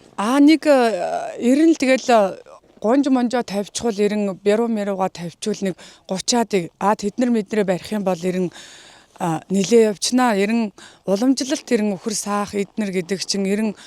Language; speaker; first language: Mongolian; native; Mongolian